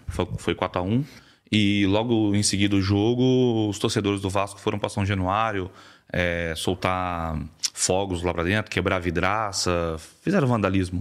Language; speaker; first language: Portuguese; native; Portuguese